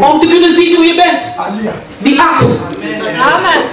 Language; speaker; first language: Dutch; non-native, learner; Lingala